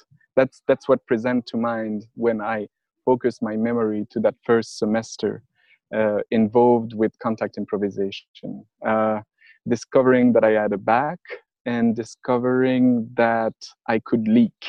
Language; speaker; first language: English; non-native, fluent; French